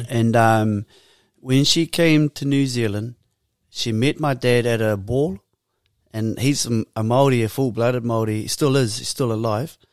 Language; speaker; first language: English; native; English